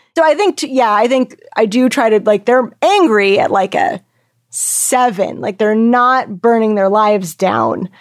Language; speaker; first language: English; native; English